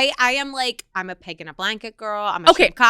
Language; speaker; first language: English; native; English